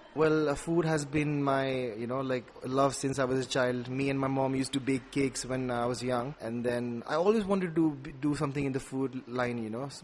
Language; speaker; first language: English; non-native, local second language; Nepali